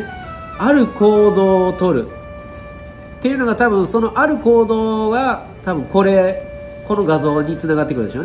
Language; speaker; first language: Japanese; native; Japanese